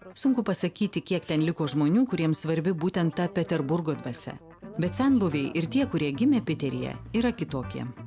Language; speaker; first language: Lithuanian; non-native, fluent; Russian